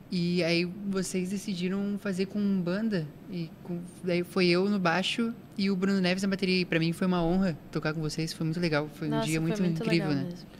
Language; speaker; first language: Portuguese; native; Portuguese